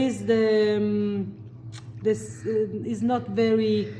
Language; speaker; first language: English; non-native, learner; Italian